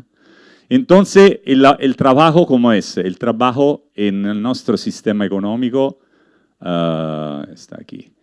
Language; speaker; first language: Spanish; non-native, learner; Italian